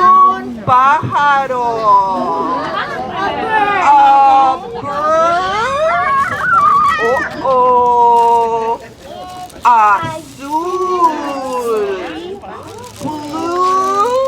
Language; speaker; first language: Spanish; early bilingual, heritage; Spanish